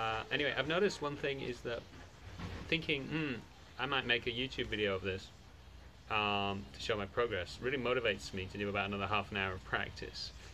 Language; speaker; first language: English; native; English